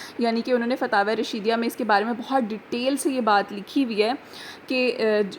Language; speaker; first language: Urdu; native; Urdu